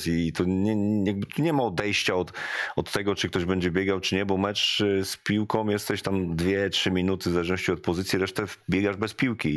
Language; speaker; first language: Polish; native; Polish